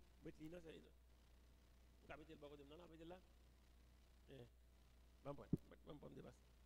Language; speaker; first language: French; non-native, local second language; Haitian Creole